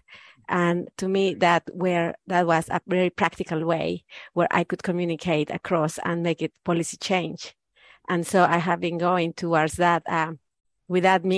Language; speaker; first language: English; non-native, fluent; Spanish